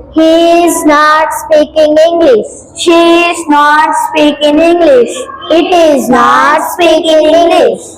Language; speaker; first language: English; non-native, learner; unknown